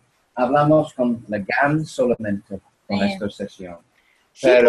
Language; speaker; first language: Spanish; non-native, learner; English